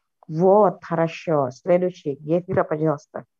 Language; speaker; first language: Russian; non-native, fluent; Indonesian